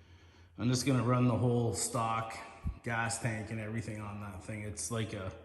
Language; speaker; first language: English; native; English